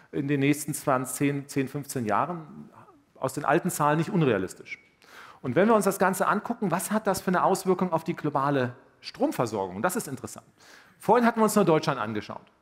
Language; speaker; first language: German; native; German